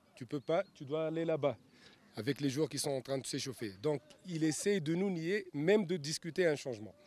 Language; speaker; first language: French; non-native, local second language; Arabic